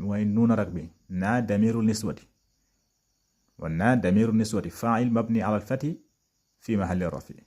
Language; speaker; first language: Arabic; non-native, fluent; Wolof